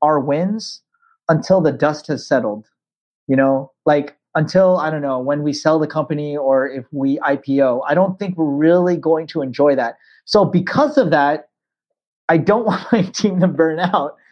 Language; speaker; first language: English; native; English